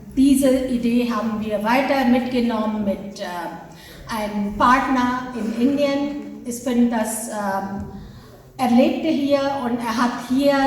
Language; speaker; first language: German; non-native, fluent; Hindi